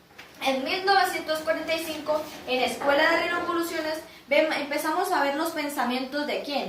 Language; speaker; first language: Spanish; native; Spanish